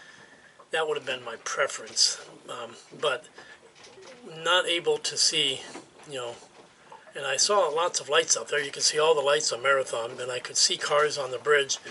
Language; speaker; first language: English; native; English